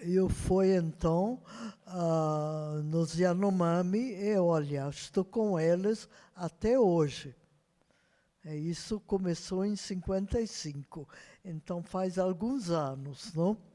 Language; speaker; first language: Portuguese; non-native, fluent; Hungarian